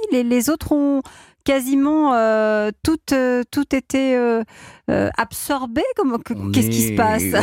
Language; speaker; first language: French; native; French